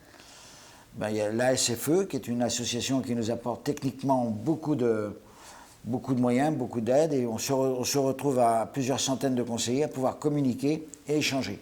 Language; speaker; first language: French; native; French